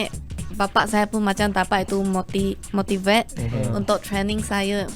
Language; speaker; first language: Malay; non-native, local second language; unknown